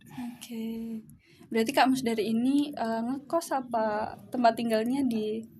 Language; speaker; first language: Indonesian; native; Indonesian